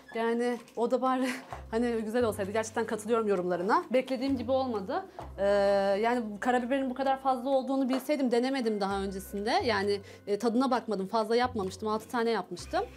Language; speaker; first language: Turkish; native; Turkish